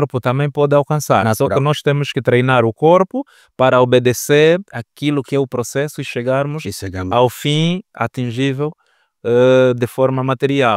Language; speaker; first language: Portuguese; native; Portuguese